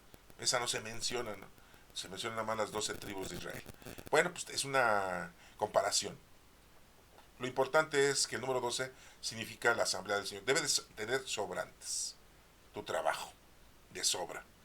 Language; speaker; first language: Spanish; native; Spanish